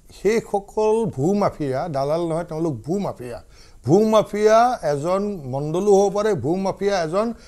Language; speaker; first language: Assamese; native; Assamese